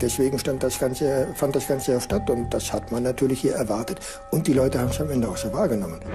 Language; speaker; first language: German; native; German